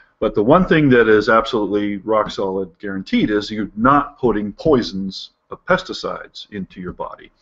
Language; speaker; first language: English; native; English